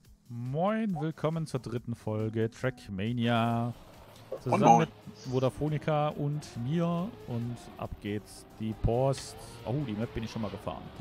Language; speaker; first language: German; native; German